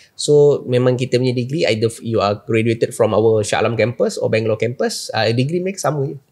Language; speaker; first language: English; non-native, local second language; Malay